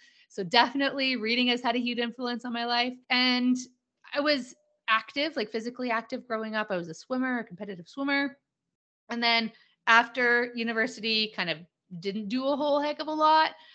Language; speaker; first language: English; native; English